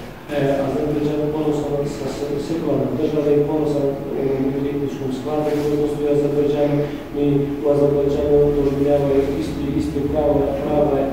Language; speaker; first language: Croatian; non-native, fluent; Azerbaijani